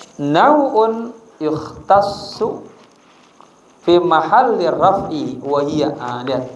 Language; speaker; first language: Arabic; non-native, fluent; Indonesian